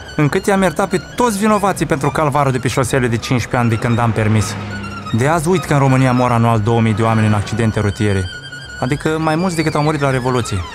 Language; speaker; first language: Romanian; native; Romanian